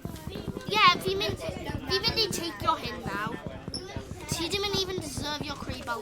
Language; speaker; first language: Welsh; non-native, local second language; English